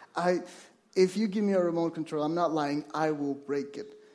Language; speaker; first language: English; non-native, fluent; Spanish